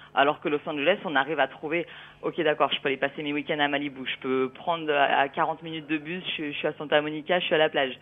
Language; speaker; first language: French; native; French